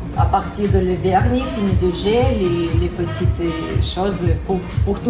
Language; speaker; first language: French; non-native, learner; Russian